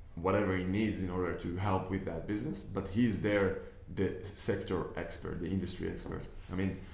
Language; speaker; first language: English; non-native, fluent; Hebrew